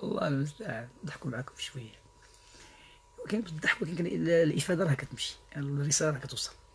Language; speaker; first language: Arabic; native; Arabic